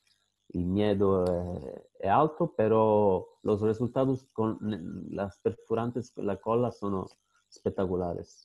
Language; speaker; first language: Spanish; non-native, fluent; Italian